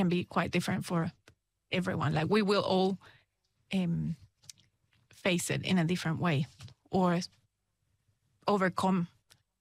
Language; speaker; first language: English; non-native, fluent; Spanish